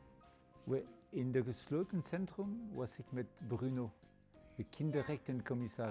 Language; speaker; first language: Dutch; non-native, local second language; French